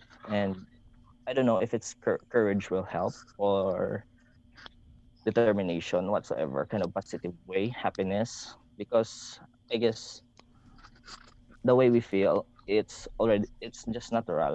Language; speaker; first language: English; non-native, local second language; Hiligaynon